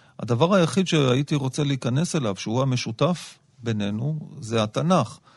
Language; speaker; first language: Hebrew; native; Hebrew